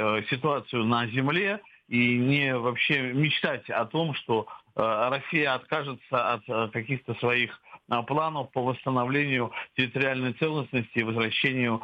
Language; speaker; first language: Russian; native; Russian